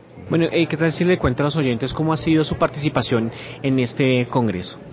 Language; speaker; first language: Spanish; native; Spanish